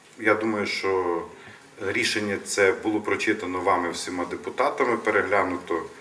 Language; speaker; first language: Ukrainian; native; Ukrainian